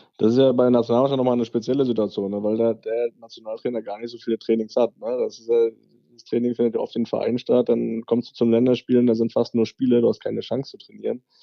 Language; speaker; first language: German; native; German